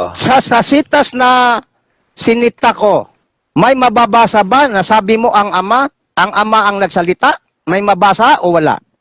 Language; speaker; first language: Filipino; non-native, local second language; Cebuano